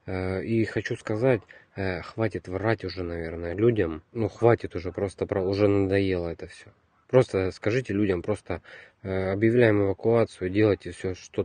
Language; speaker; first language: Russian; native; Russian